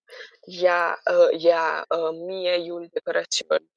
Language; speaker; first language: Norwegian; non-native, learner; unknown